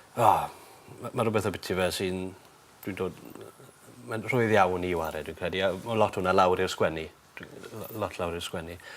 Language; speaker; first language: Welsh; native; Welsh